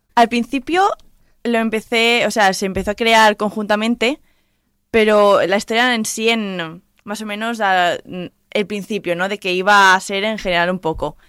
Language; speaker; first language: Spanish; non-native, local second language; Catalan